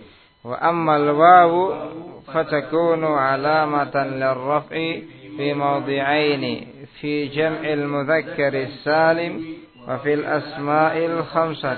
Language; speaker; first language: Arabic; non-native, fluent; Indonesian